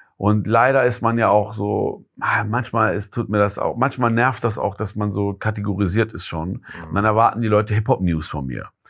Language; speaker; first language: German; early bilingual, other home language; Persian